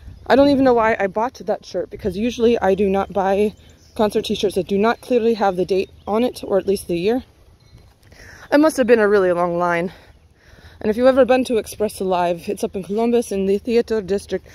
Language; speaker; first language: English; native; English